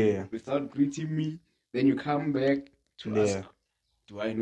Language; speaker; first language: English; non-native, local second language; Northern Sotho